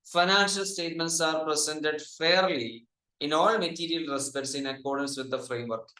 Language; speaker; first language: English; non-native, local second language; Malayalam